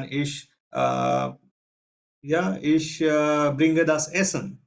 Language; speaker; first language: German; non-native, fluent; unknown